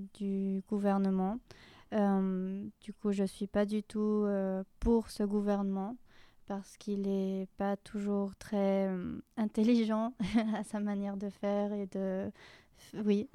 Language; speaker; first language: French; non-native, fluent; Spanish